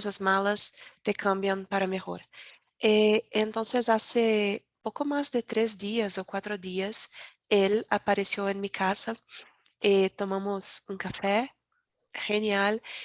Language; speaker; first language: Spanish; non-native, learner; Portuguese